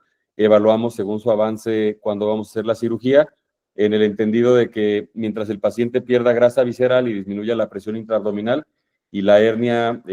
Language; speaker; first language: Spanish; native; Spanish